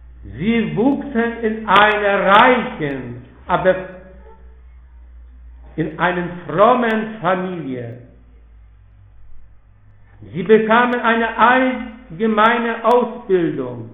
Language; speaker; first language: German; non-native, fluent; Polish